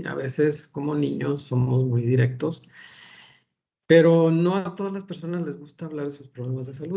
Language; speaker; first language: Spanish; native; Spanish